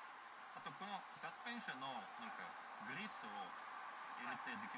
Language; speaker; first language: Japanese; non-native, learner; Russian